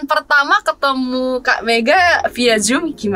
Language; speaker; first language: Indonesian; non-native, fluent; Korean